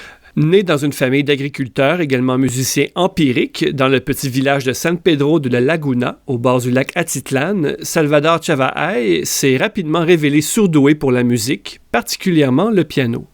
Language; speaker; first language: French; native; French